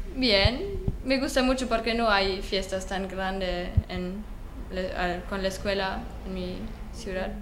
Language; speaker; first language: Spanish; non-native, learner; German